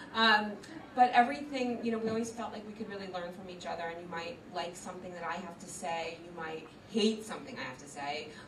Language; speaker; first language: English; native; English